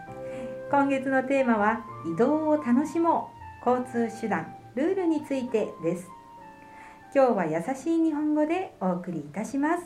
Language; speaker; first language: Japanese; native; Japanese